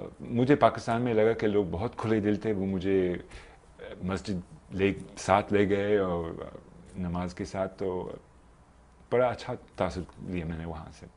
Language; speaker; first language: Urdu; non-native, fluent; English